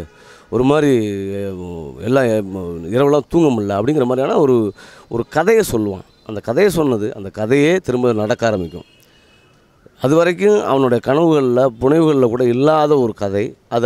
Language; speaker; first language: Tamil; native; Tamil